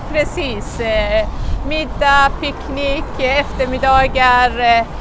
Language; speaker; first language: Swedish; non-native, fluent; Persian